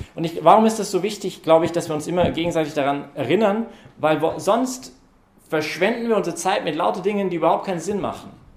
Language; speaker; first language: German; non-native, fluent; English